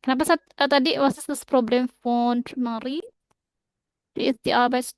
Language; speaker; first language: German; non-native, fluent; Indonesian